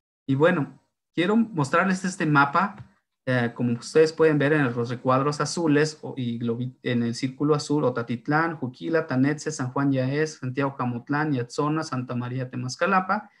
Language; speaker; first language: Spanish; non-native, local second language; Zapotec